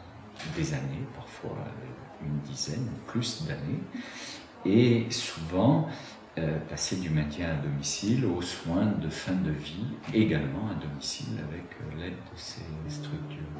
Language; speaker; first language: French; native; French